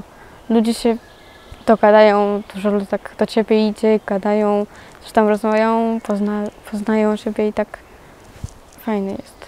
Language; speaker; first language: Polish; early bilingual, other home language; Georgian